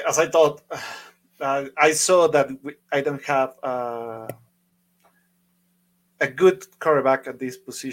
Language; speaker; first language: English; non-native, fluent; Spanish